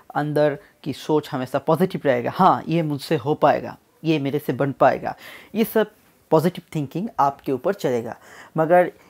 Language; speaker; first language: Hindi; non-native, local second language; Bangla